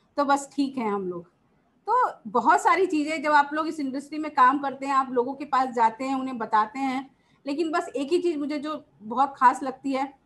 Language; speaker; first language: Hindi; native; Hindi